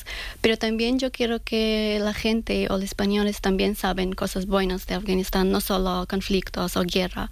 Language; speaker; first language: Spanish; non-native, learner; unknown